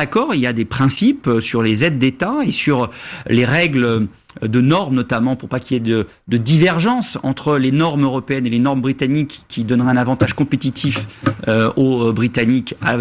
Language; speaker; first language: French; native; French